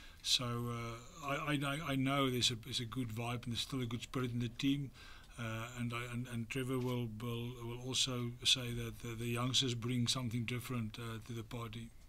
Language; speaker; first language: English; non-native, local second language; Afrikaans